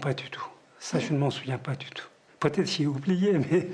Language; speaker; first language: French; non-native, fluent; Tibetan